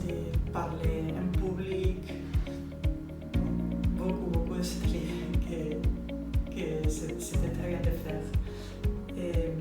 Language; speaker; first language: French; non-native, fluent; Spanish